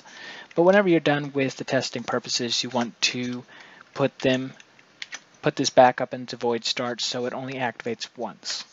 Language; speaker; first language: English; native; English